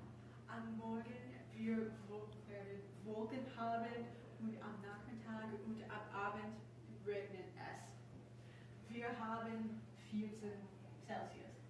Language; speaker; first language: German; non-native, learner; English